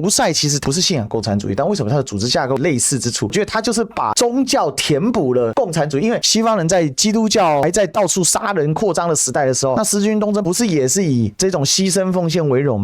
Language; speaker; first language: Chinese; native; Chinese